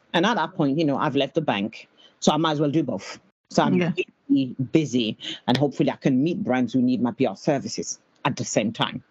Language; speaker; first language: English; non-native, fluent; French